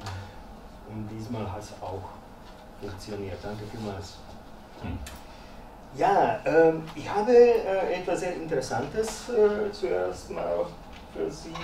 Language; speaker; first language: German; early bilingual, other home language; Croatian